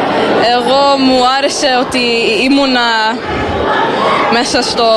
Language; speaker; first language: Greek; early bilingual, heritage; Greek